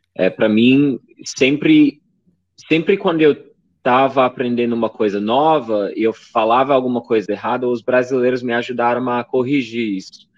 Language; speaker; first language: Portuguese; non-native, fluent; English